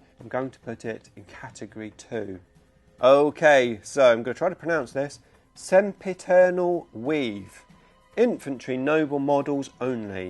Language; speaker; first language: English; native; English